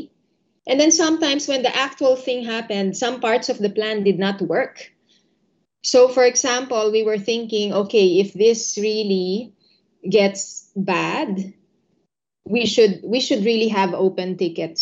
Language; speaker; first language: English; non-native, local second language; Filipino